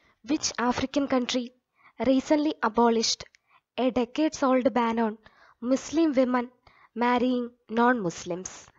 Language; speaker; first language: English; non-native, local second language; Malayalam